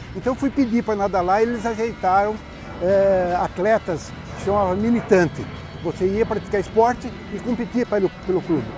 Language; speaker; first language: Portuguese; native; Portuguese